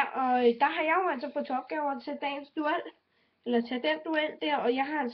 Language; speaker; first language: Danish; native; Danish